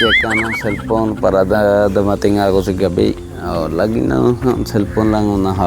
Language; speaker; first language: Filipino; non-native, learner; Punjabi